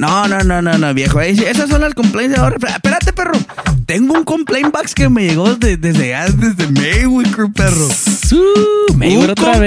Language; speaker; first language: Spanish; early bilingual, other home language; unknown